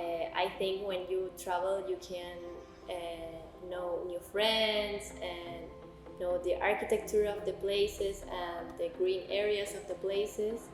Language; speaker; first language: English; non-native, learner; Spanish